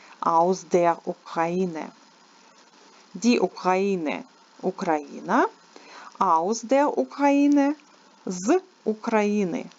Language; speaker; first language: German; non-native, learner; Ukrainian